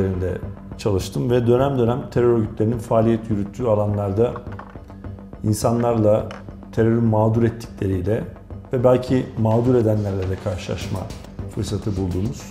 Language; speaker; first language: Turkish; native; Turkish